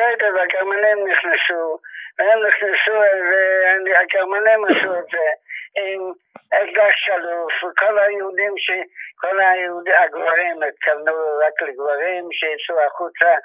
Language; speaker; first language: Hebrew; non-native, fluent; Yiddish